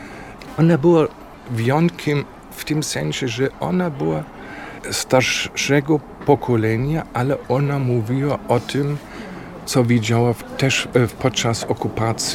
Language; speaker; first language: Polish; non-native, learner; German